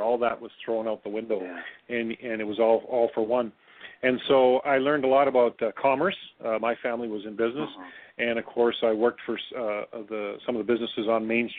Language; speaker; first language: English; native; English